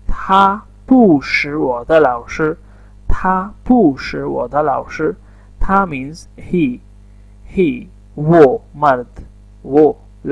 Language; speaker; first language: Chinese; non-native, learner; Urdu